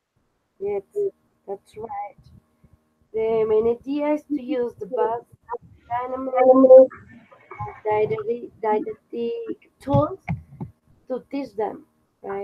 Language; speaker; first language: English; non-native, fluent; Spanish